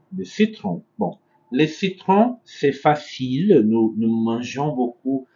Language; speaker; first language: French; non-native, fluent; Portuguese